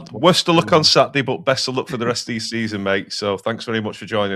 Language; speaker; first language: English; native; English